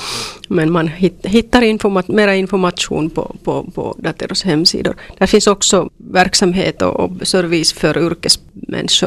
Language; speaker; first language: Swedish; non-native, local second language; Finnish